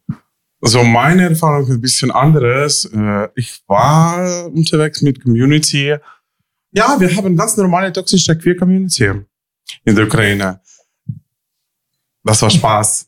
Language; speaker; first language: German; non-native, fluent; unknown